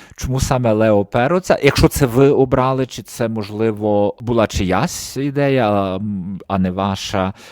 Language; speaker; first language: Ukrainian; native; Ukrainian